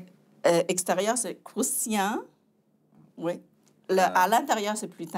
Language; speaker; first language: French; non-native, fluent; Chinese